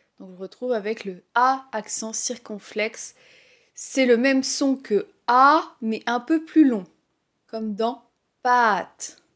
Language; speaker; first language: French; native; French